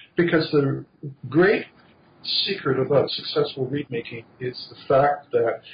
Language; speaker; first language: English; native; English